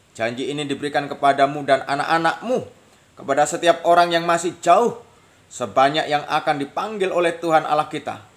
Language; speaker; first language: Indonesian; native; Indonesian